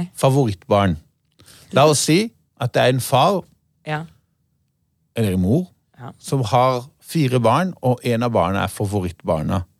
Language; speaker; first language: Norwegian; non-native, fluent; Hebrew